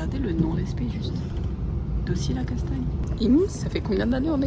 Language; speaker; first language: French; native; French